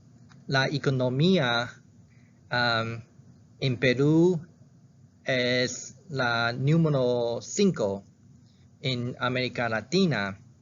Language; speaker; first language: Spanish; non-native, learner; Chinese